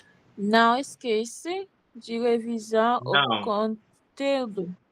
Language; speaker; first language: Portuguese; non-native, learner; Haitian Creole